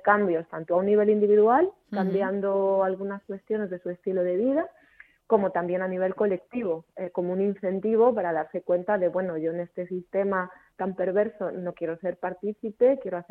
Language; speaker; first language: Spanish; native; Spanish